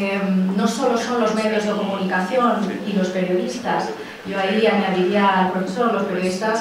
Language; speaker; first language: Spanish; native; Spanish